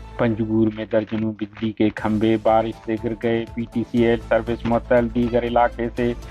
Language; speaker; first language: Urdu; non-native, local second language; Baluchi